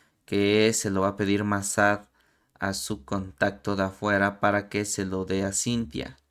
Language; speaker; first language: Spanish; native; Spanish